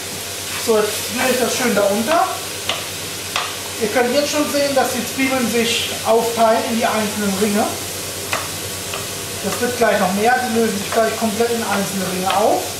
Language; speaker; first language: German; native; German